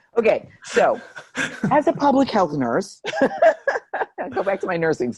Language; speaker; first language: English; native; English